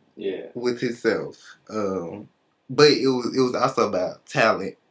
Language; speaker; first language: English; native; English